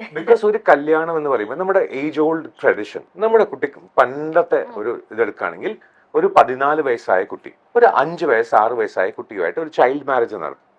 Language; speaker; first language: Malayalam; native; Malayalam